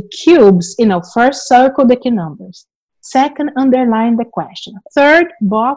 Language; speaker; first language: English; non-native, fluent; Portuguese